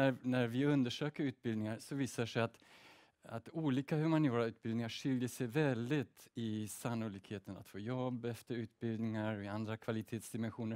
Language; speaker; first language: Swedish; early bilingual, heritage; Swedish